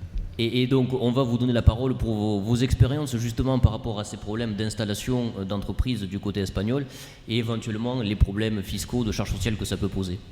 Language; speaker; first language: French; native; French